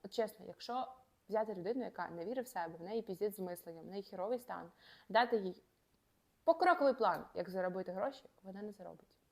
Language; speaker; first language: Ukrainian; native; Ukrainian